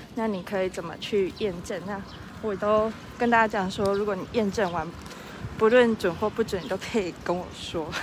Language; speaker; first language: Chinese; native; Chinese